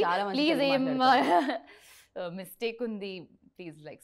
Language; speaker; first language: Telugu; non-native, learner; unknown